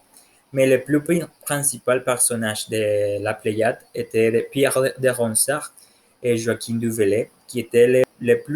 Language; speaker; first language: French; non-native, learner; Spanish